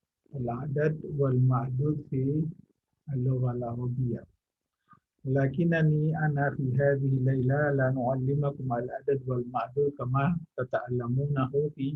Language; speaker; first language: Arabic; non-native, fluent; Indonesian